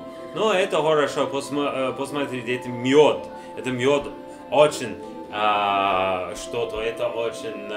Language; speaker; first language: Russian; non-native, learner; English